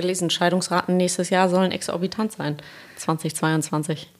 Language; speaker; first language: German; native; German